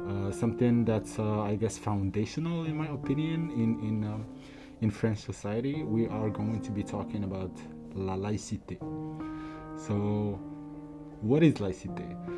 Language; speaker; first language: English; non-native, fluent; Arabic